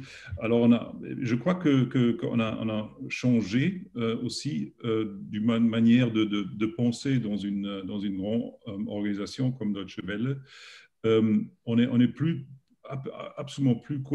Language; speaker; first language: French; non-native, learner; German